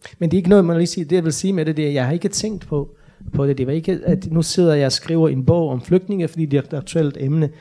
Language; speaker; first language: Danish; non-native, fluent; Bosnian